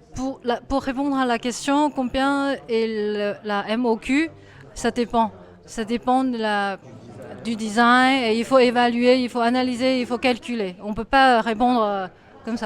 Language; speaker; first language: French; non-native, fluent; Chinese